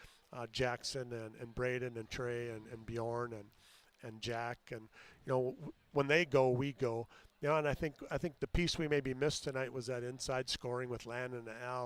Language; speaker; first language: English; native; English